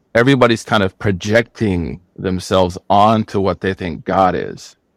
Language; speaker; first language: English; native; English